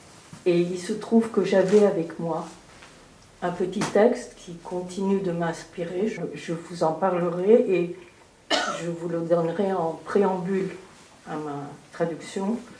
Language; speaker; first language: French; early bilingual, heritage; French